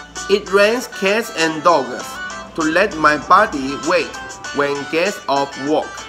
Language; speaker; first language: English; non-native, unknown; Hakka Chinese